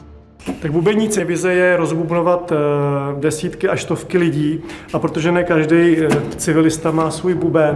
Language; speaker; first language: Czech; native; Czech